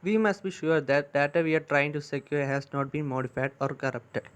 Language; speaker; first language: English; non-native, local second language; Malayalam